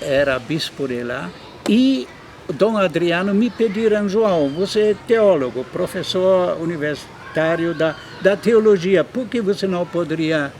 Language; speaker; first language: Portuguese; non-native, fluent; German